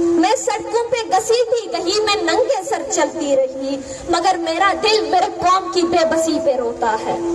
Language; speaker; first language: Urdu; non-native, local second language; Baluchi